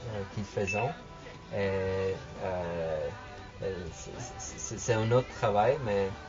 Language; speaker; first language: French; non-native, fluent; English